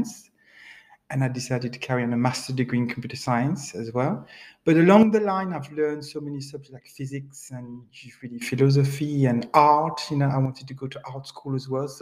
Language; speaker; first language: English; non-native, fluent; French